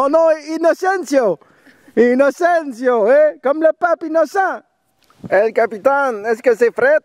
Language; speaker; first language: French; native; French